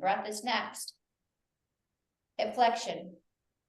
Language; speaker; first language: English; native; English